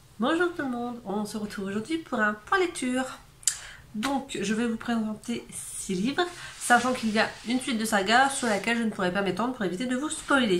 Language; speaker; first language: French; native; French